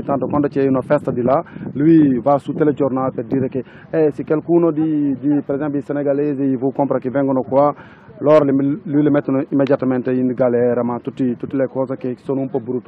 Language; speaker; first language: Italian; non-native, local second language; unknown